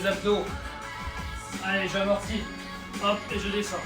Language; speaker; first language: French; native; French